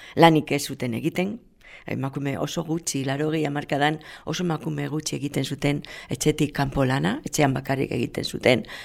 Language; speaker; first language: Basque; non-native, local second language; Spanish